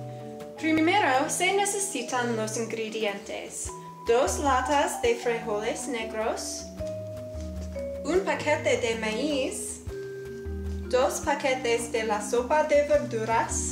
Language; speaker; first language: Spanish; non-native, learner; English